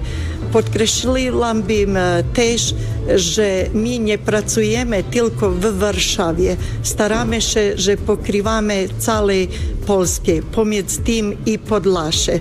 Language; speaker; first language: Polish; non-native, fluent; Bosnian